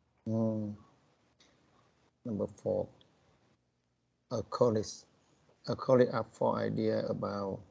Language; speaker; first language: English; non-native, learner; Vietnamese